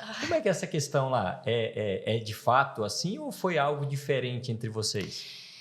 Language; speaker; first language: Portuguese; native; Portuguese